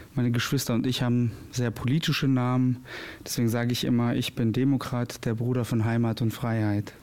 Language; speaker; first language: German; early bilingual, other home language; Albanian